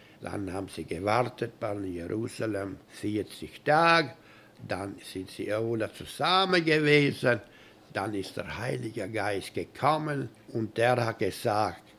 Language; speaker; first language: German; early bilingual, heritage; German